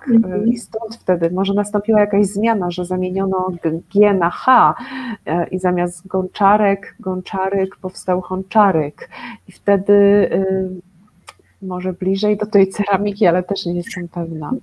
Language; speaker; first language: Polish; native; Polish